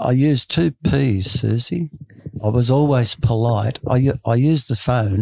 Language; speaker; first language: English; native; English